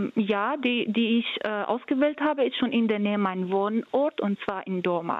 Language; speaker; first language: German; non-native, fluent; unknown